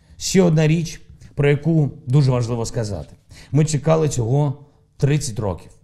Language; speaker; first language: Ukrainian; non-native, local second language; Russian